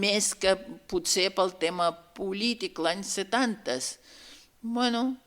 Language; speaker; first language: Catalan; non-native, fluent; Russian